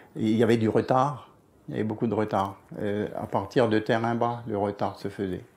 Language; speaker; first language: French; native; French